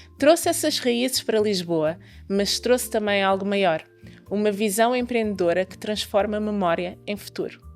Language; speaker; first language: Portuguese; native; Portuguese